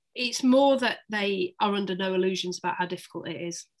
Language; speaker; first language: English; native; English